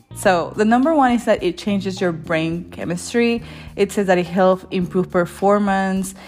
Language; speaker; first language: English; non-native, fluent; Spanish